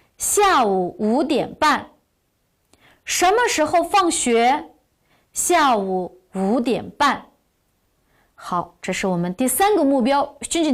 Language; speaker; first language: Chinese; non-native, local second language; Uyghur